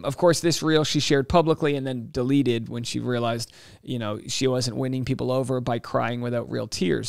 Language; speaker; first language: English; native; English